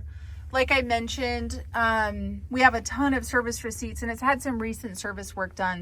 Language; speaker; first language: English; native; English